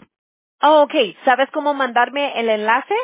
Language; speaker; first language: Spanish; early bilingual, heritage; English